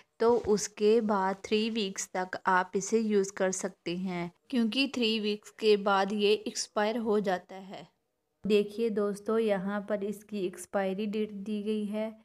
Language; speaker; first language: Hindi; non-native, local second language; Punjabi